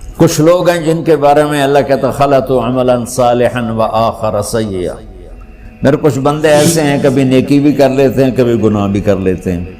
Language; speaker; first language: Urdu; non-native, local second language; Punjabi